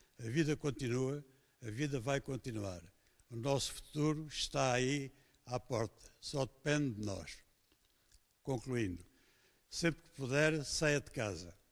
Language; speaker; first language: Portuguese; native; Portuguese